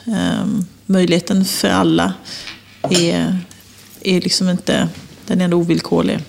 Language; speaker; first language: Swedish; native; Swedish